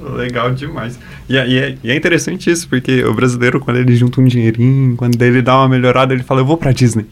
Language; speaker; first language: Portuguese; native; Portuguese